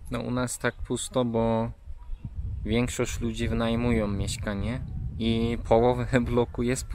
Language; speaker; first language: Polish; non-native, learner; Turkish